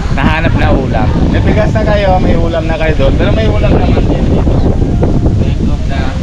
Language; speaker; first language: Filipino; non-native, learner; Punjabi